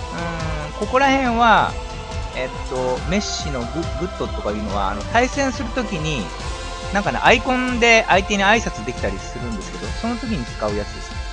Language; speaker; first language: Japanese; native; Japanese